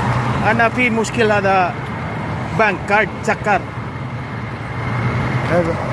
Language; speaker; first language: Arabic; non-native, learner; Filipino